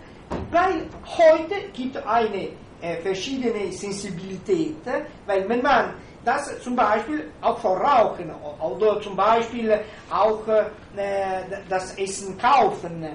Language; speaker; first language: German; non-native, fluent; Italian